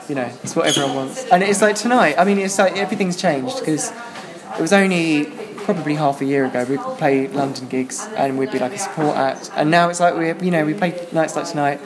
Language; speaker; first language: English; native; English